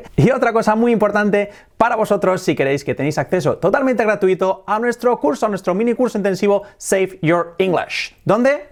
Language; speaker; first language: Spanish; native; Spanish